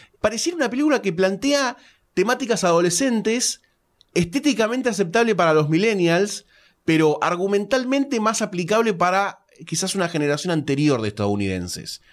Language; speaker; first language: Spanish; native; Spanish